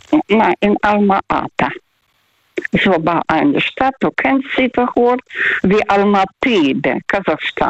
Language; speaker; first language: German; non-native, fluent; Russian